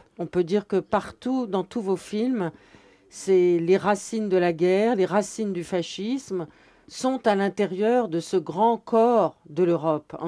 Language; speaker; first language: French; native; French